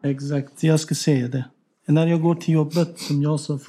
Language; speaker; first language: Swedish; non-native, learner; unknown